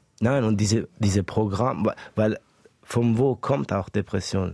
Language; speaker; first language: German; early bilingual, other home language; Estonian